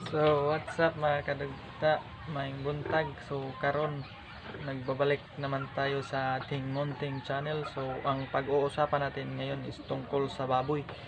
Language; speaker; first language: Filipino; non-native, local second language; Cebuano